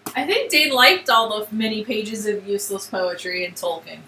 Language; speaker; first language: English; native; English